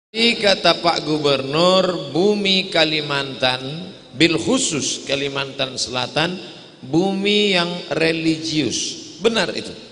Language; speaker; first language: Indonesian; native; Indonesian